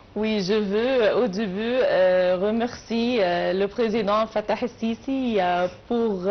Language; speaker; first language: French; non-native, learner; Arabic